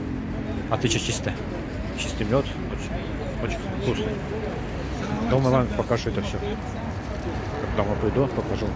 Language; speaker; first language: Russian; non-native, learner; Azerbaijani